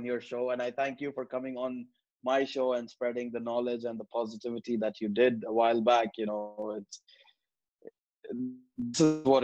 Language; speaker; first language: English; non-native, local second language; Urdu